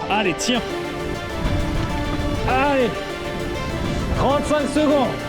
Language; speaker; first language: French; native; French